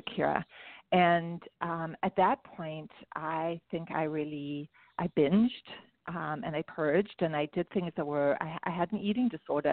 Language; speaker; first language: English; native; English